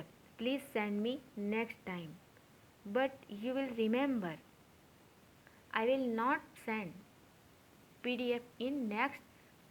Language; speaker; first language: English; non-native, local second language; Gujarati